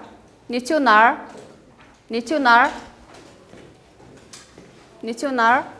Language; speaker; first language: Chinese; non-native, fluent; Mongolian